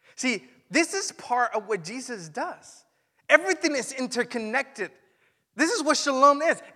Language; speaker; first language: English; non-native, fluent; Spanish